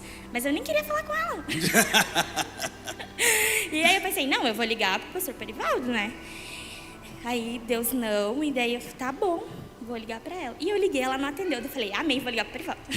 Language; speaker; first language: Portuguese; native; Portuguese